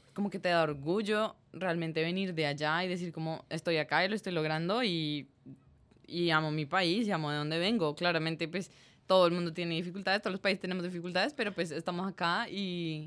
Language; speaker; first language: Spanish; native; Spanish